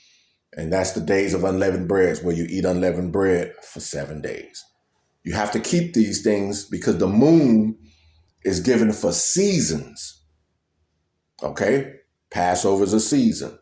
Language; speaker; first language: English; native; English